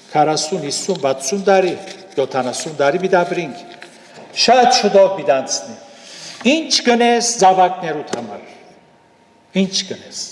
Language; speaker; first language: Armenian; native; Armenian